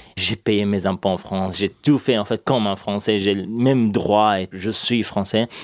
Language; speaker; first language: French; non-native, fluent; Persian